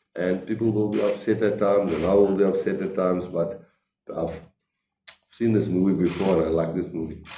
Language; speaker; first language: English; non-native, local second language; Afrikaans